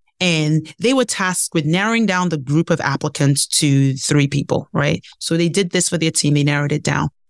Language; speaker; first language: English; non-native, local second language; Ibibio